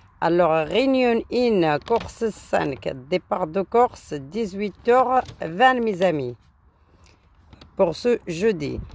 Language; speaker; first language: French; non-native, learner; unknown